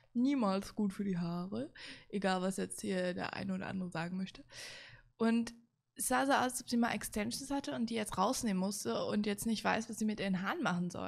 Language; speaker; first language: German; native; German